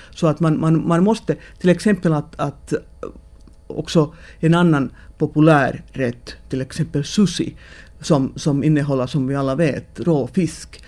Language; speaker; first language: Swedish; non-native, local second language; Finnish